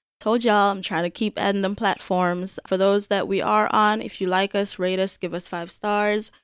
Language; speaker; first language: English; native; English